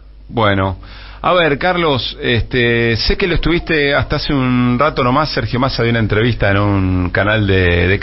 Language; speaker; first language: Spanish; native; Spanish